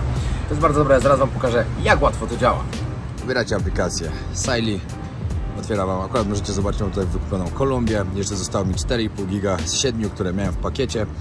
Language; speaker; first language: Polish; native; Polish